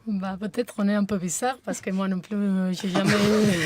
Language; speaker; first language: French; non-native, fluent; Spanish